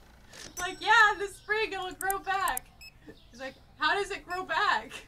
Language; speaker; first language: English; native; English